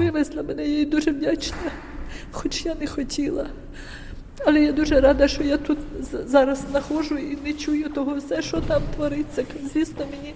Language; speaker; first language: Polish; non-native, learner; Ukrainian